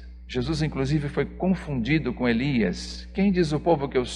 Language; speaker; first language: Portuguese; native; Portuguese